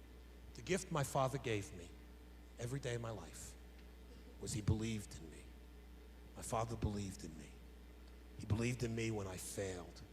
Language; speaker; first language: English; native; English